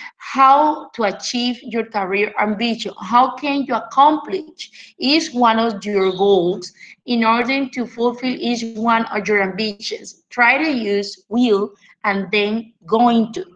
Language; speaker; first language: English; non-native, fluent; Spanish